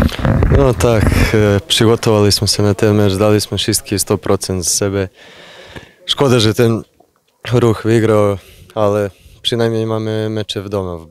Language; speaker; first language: Polish; non-native, fluent; Serbian